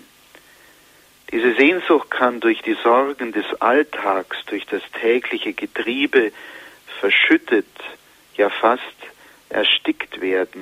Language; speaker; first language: German; native; German